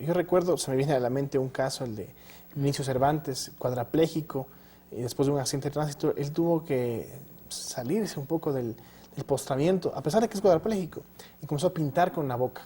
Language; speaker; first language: Spanish; native; Spanish